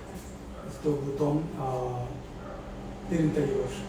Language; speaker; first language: Portuguese; non-native, learner; Malayalam